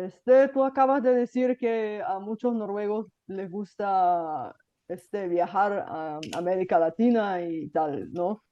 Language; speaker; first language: Spanish; non-native, fluent; Bulgarian